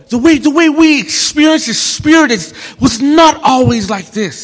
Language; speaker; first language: English; native; English